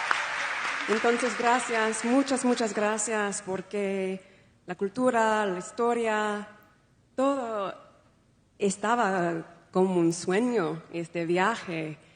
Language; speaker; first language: Spanish; non-native, fluent; English